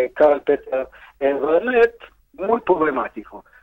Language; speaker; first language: Spanish; non-native, fluent; Hebrew